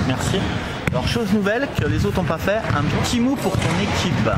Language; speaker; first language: French; native; French